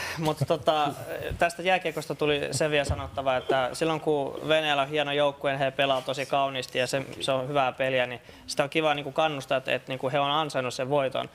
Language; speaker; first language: Finnish; early bilingual, other home language; Russian